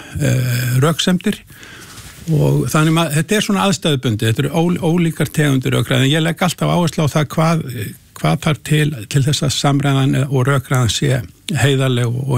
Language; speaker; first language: Icelandic; native; Icelandic